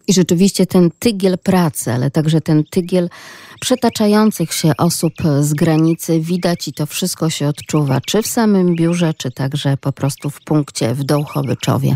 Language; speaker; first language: Polish; native; Polish